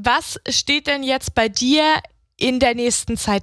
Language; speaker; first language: German; native; German